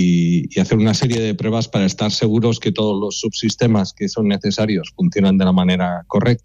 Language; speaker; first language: Spanish; native; Spanish